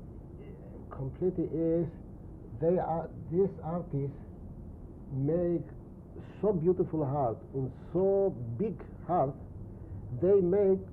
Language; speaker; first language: English; non-native, learner; Spanish